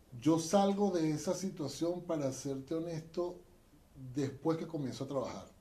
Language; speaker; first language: Spanish; native; Spanish